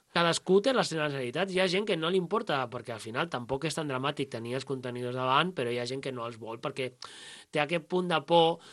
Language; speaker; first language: Catalan; native; Catalan